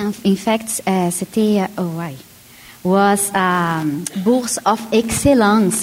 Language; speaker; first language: English; non-native, learner; Portuguese